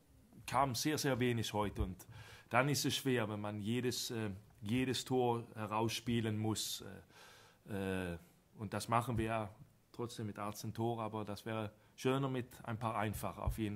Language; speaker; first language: German; non-native, fluent; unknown